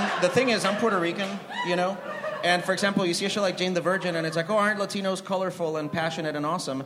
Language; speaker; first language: English; non-native, fluent; Spanish